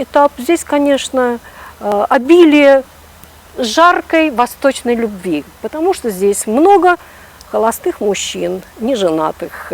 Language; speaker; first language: Russian; non-native, local second language; Ukrainian